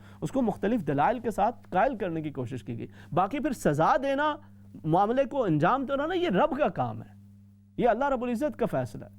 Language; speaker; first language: Urdu; native; Urdu